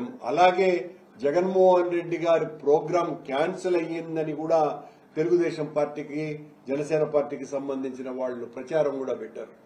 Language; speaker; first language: Telugu; native; Telugu